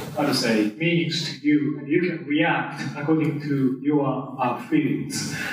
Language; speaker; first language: English; non-native, fluent; Japanese